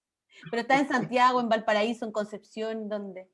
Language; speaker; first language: Spanish; native; Spanish